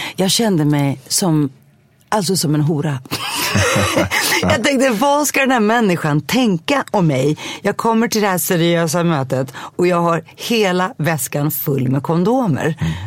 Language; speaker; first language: Swedish; early bilingual, other home language; Greek